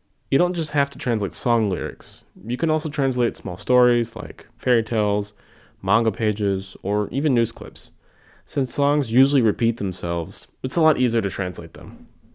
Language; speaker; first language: English; native; English